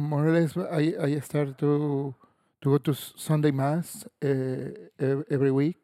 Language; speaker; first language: English; non-native, learner; Spanish